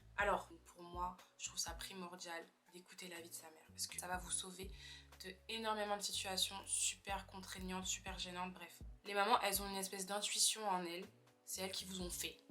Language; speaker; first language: French; native; French